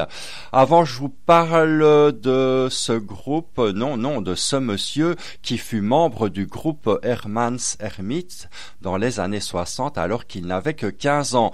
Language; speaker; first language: French; native; French